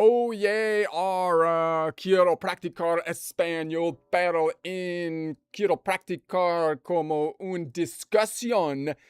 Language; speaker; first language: Spanish; non-native, learner; English